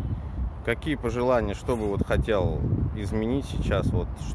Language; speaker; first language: Russian; native; Russian